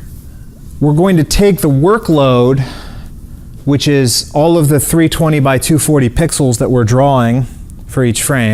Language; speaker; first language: English; native; English